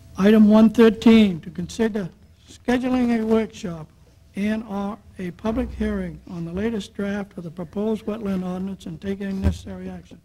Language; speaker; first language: English; native; English